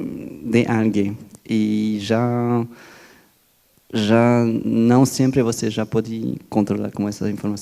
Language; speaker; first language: Portuguese; non-native, fluent; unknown